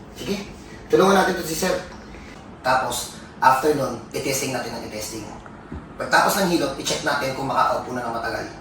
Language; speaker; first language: Filipino; native; Filipino